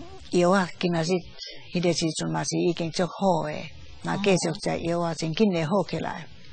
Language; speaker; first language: Chinese; non-native, fluent; Finnish